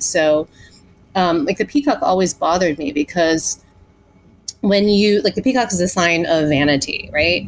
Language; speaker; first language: English; early bilingual, other home language; Chinese